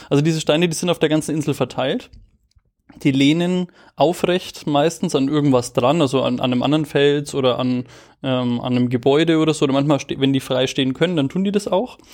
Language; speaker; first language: German; native; German